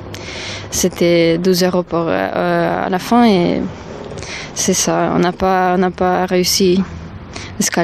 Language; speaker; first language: French; non-native, learner; Serbian